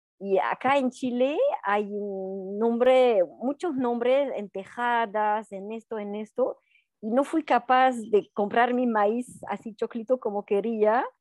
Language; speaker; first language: Spanish; non-native, fluent; French